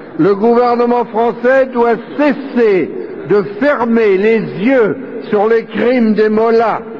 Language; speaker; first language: French; native; French